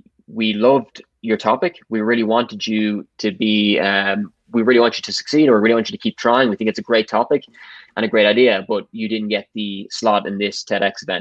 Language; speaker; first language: English; native; English